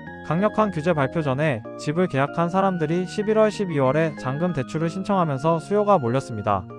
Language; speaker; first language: Korean; native; Korean